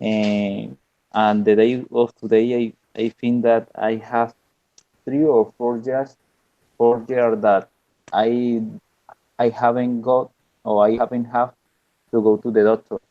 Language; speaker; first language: English; non-native, learner; Spanish